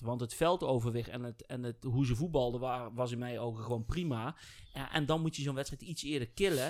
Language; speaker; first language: Dutch; native; Dutch